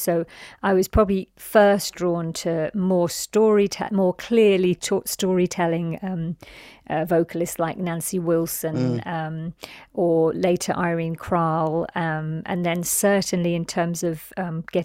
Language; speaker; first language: English; native; English